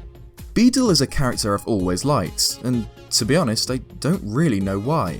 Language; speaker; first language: English; native; English